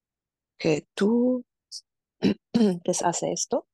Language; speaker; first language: Spanish; non-native, fluent; German